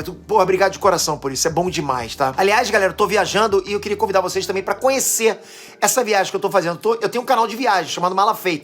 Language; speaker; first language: Portuguese; native; Portuguese